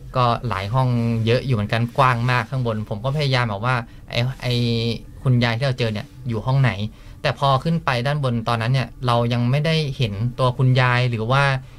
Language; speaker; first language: Thai; native; Thai